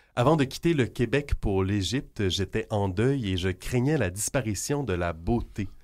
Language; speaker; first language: French; native; French